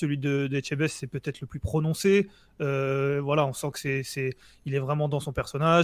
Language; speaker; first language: French; native; French